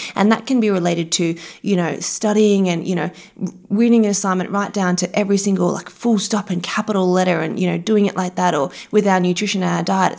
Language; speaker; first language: English; native; English